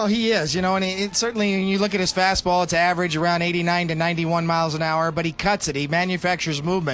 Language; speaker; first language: English; native; English